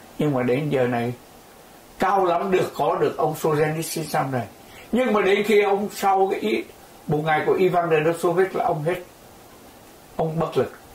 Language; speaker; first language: Vietnamese; native; Vietnamese